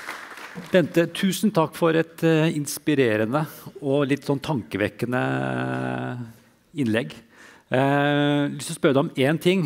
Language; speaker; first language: Norwegian; native; Norwegian